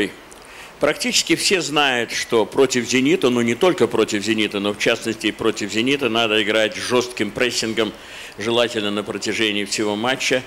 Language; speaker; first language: Russian; native; Russian